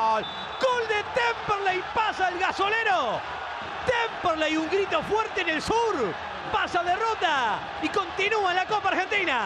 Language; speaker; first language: Spanish; native; Spanish